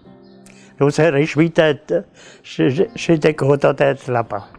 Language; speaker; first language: French; non-native, local second language; Swiss German